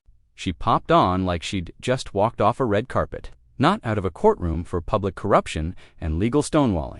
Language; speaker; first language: English; native; English